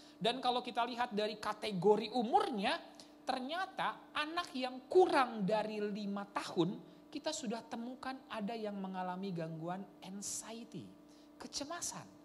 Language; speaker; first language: Indonesian; native; Indonesian